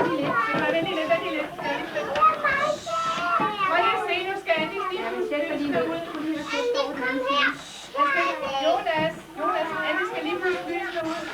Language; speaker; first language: Danish; native; Danish